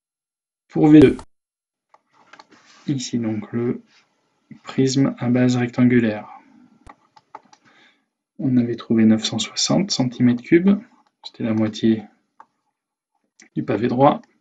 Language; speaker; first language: French; native; French